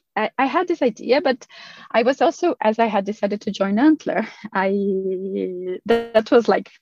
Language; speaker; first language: English; non-native, fluent; Portuguese